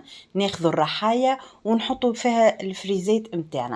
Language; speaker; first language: Arabic; native; Arabic